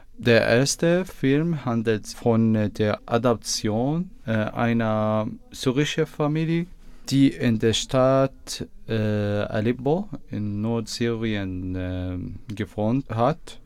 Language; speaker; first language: German; non-native, learner; Arabic